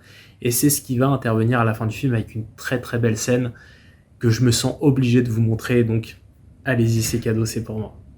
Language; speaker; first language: French; native; French